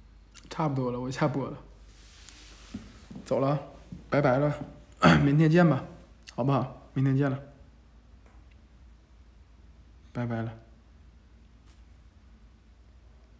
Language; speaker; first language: Chinese; native; Chinese